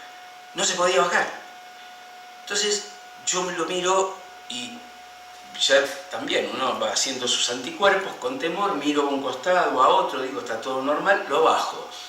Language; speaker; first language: Spanish; native; Spanish